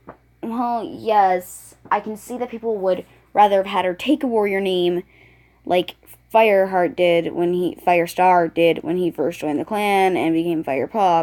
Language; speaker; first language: English; native; English